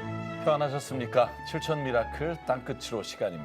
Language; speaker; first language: Korean; native; Korean